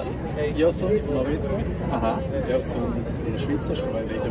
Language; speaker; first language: Italian; non-native, local second language; Romansh